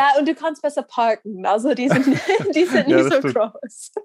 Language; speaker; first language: German; non-native, learner; English